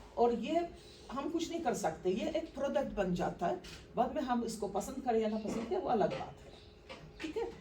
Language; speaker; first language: Hindi; non-native, fluent; Polish